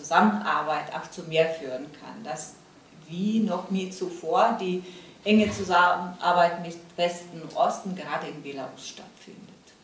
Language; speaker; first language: German; non-native, fluent; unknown